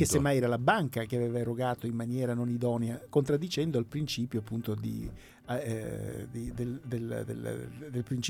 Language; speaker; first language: Italian; native; Italian